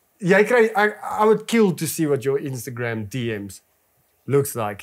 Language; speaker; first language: English; non-native, local second language; Afrikaans